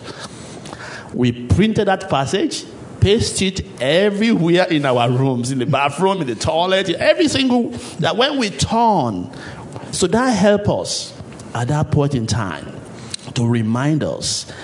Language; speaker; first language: English; non-native, local second language; Yoruba